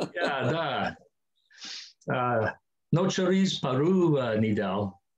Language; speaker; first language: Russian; non-native, learner; English